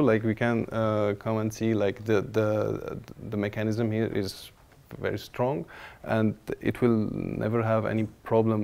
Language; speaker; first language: English; non-native, fluent; Armenian